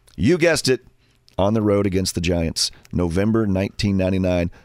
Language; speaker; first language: English; native; English